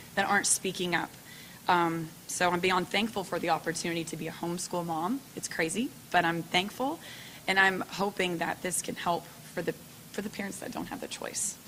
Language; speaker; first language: English; native; English